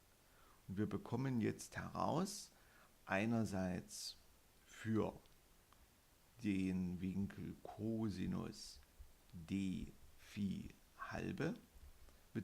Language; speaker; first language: German; native; German